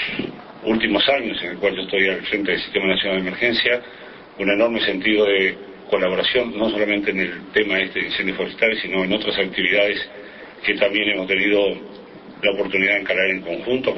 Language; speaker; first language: Spanish; native; Spanish